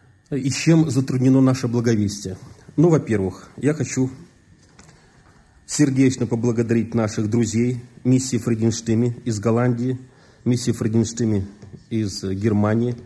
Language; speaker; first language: Russian; native; Russian